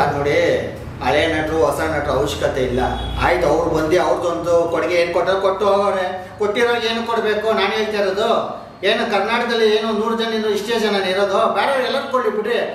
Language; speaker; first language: Kannada; native; Kannada